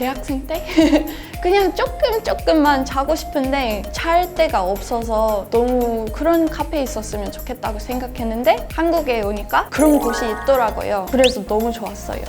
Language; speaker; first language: Korean; non-native, fluent; English